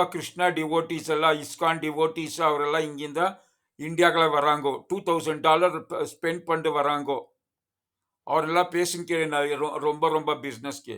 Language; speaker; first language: Tamil; non-native, learner; Kannada